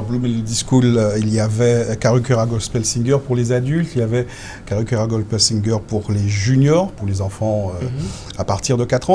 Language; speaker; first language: French; native; French